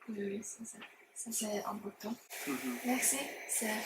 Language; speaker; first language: French; non-native, learner; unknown